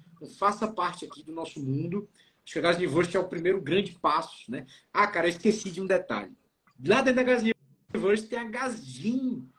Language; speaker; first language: Portuguese; native; Portuguese